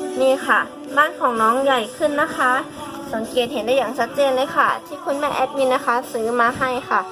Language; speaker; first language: Thai; native; Thai